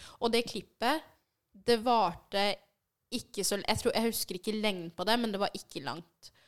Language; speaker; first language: Norwegian; early bilingual, other home language; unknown